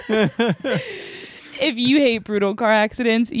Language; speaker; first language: English; native; English